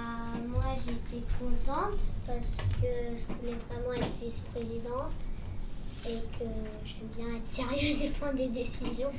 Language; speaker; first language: French; early bilingual, heritage; French